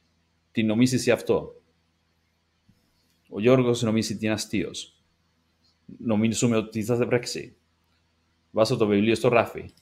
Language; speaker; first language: Greek; non-native, learner; English